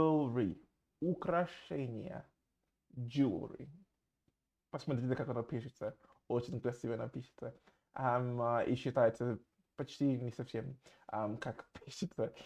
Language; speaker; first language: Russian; non-native, fluent; English